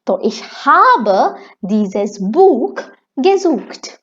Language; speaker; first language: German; non-native, fluent; Hindi